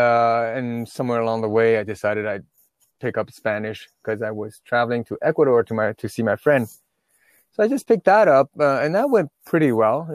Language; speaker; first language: English; non-native, fluent; Chinese